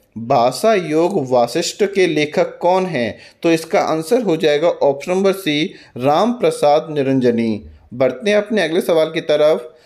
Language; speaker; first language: Hindi; native; Hindi